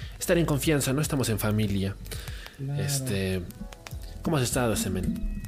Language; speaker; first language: Spanish; native; Spanish